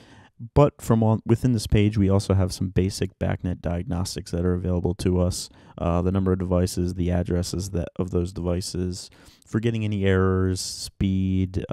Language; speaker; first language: English; native; English